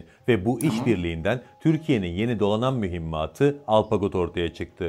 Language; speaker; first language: Turkish; native; Turkish